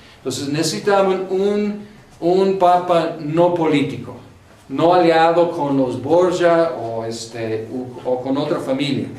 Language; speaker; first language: Spanish; non-native, fluent; English